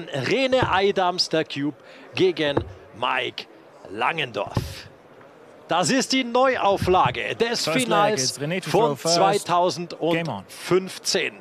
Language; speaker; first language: German; native; German